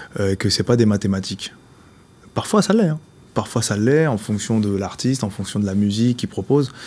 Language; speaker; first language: French; native; French